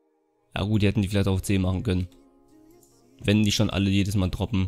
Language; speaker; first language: German; native; German